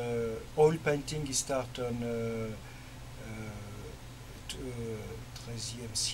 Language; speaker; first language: English; non-native, learner; French